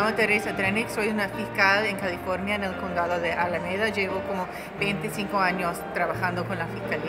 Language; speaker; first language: Spanish; non-native, fluent; English